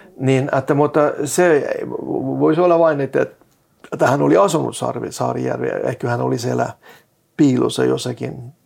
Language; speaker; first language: Finnish; non-native, fluent; Norwegian